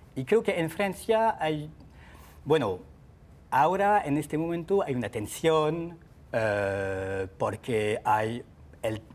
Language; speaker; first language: Spanish; non-native, fluent; French